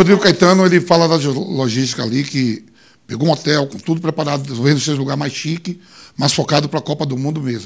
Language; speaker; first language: Portuguese; native; Portuguese